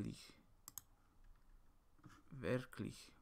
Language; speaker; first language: German; non-native, learner; English